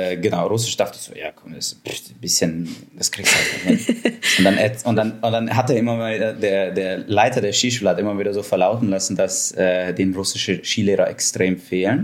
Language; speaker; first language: German; early bilingual, other home language; Russian